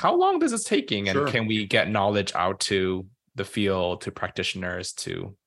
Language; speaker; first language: English; native; English